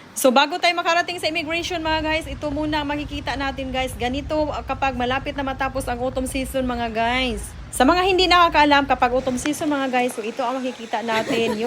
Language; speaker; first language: Filipino; non-native, local second language; Cebuano